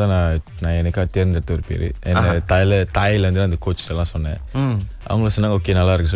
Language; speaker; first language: Tamil; early bilingual, heritage; Tamil